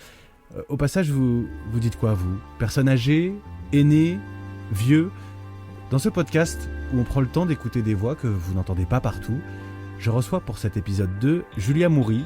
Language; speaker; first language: French; native; French